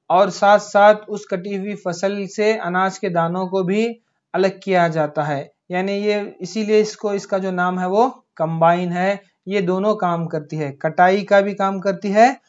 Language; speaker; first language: Urdu; native; Urdu